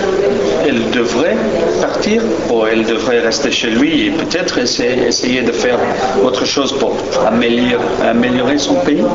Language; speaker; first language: French; non-native, learner; Spanish